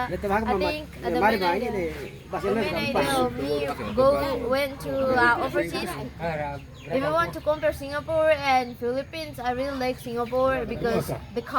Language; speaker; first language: English; non-native, learner; Indonesian